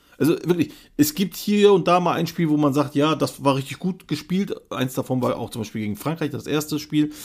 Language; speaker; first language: German; early bilingual, other home language; Turkish